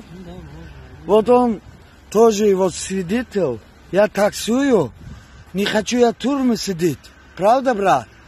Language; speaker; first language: Russian; non-native, learner; Tajik